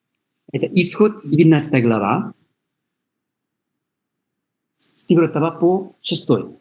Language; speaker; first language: Russian; non-native, learner; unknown